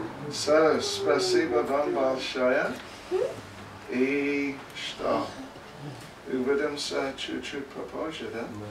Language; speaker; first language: Russian; non-native, learner; English